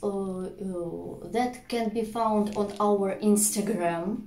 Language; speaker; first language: English; non-native, fluent; Russian